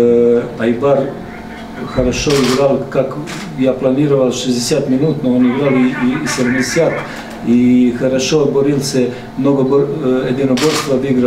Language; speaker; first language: Russian; non-native, learner; Serbian